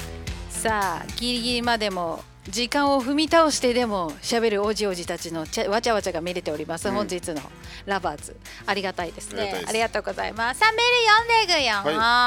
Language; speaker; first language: Japanese; native; Japanese